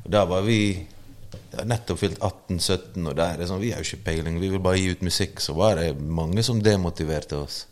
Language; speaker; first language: Norwegian; early bilingual, other home language; Bosnian